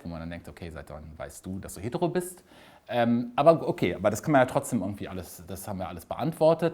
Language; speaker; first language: German; native; German